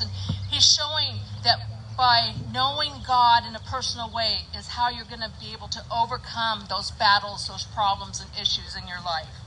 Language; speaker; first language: English; native; English